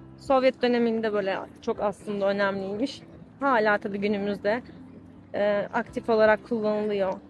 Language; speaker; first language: Turkish; native; Turkish